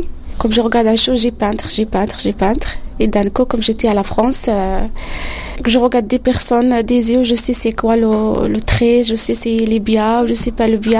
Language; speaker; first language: French; non-native, learner; Arabic